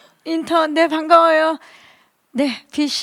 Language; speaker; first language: Korean; native; Korean